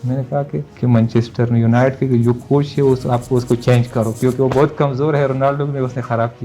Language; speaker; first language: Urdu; non-native, learner; Pashto